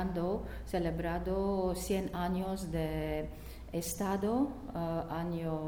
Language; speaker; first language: Spanish; non-native, learner; Latvian